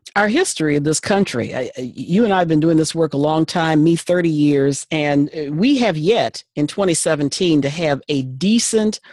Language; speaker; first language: English; native; English